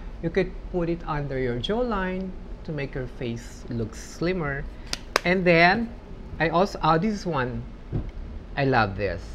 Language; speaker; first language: English; non-native, local second language; Filipino